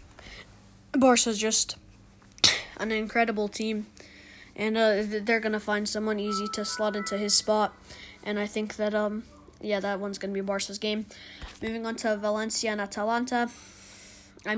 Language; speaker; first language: English; native; English